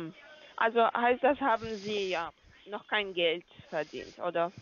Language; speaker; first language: German; non-native, learner; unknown